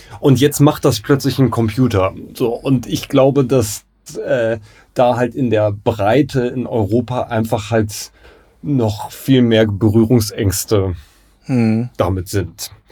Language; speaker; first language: German; native; German